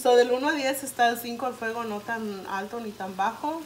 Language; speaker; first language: Spanish; early bilingual, other home language; English